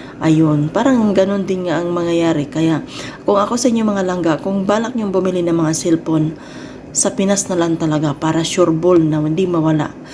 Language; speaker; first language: Filipino; non-native, local second language; Cebuano